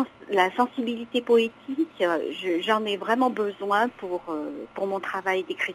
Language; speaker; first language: French; non-native, fluent; Chinese